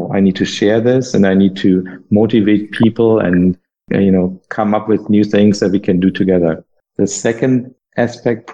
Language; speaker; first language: English; non-native, fluent; German